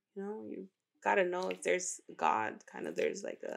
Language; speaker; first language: English; early bilingual, other home language; Spanish